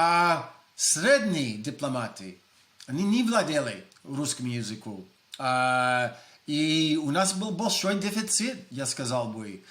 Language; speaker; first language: Russian; non-native, fluent; English